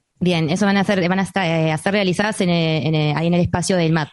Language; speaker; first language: Spanish; native; Spanish